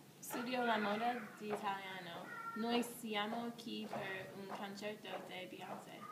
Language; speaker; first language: Italian; non-native, learner; English